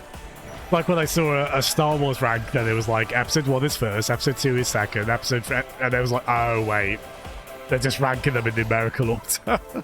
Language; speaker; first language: English; native; English